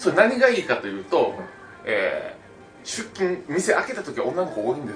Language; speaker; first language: Japanese; native; Japanese